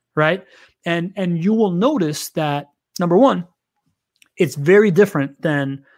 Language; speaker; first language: English; early bilingual, other home language; Spanish